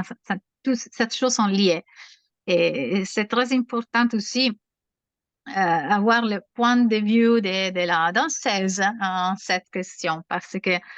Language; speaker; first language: French; non-native, learner; Italian